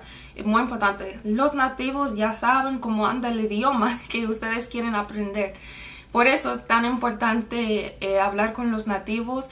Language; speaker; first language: Spanish; non-native, fluent; English